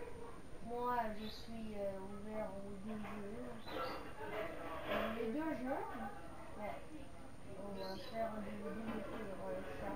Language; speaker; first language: French; native; French